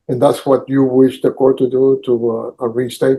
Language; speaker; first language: English; native; English